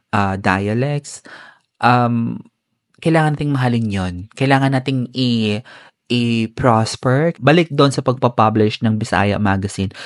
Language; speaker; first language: Filipino; non-native, local second language; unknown